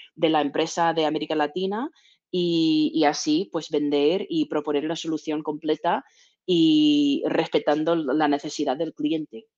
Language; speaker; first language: Spanish; non-native, fluent; English